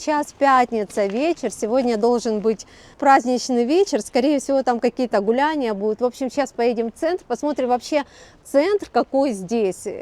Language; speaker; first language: Russian; native; Russian